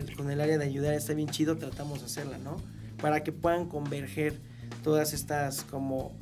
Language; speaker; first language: Spanish; native; Spanish